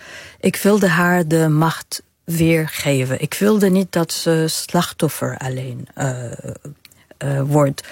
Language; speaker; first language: Dutch; non-native, fluent; Arabic